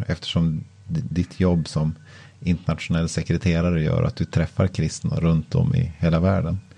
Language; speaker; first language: Swedish; native; Swedish